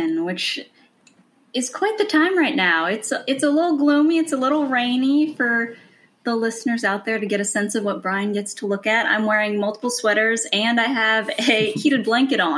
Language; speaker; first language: English; native; English